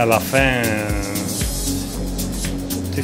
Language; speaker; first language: French; non-native, fluent; Italian